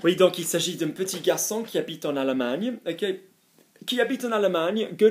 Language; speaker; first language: French; non-native, fluent; English